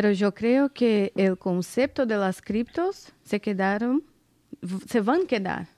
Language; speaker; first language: Spanish; non-native, fluent; Portuguese